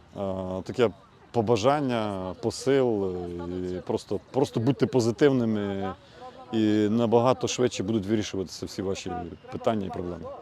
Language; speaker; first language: Ukrainian; native; Ukrainian